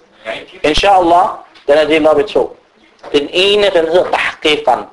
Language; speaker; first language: Danish; non-native, fluent; Arabic